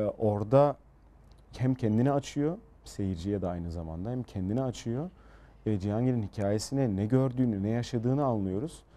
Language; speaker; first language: Turkish; early bilingual, heritage; Turkish